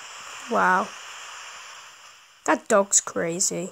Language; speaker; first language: English; native; English